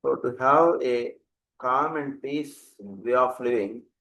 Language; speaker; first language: English; non-native, local second language; Telugu